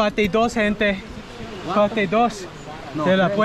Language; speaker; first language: Spanish; non-native, learner; English